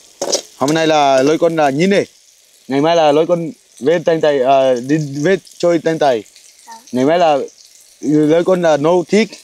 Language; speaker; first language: Vietnamese; non-native, learner; Portuguese